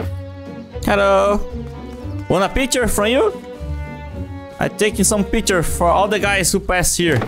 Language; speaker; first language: English; non-native, learner; Portuguese